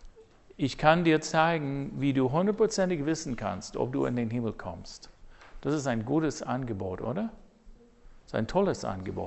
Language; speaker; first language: German; non-native, fluent; English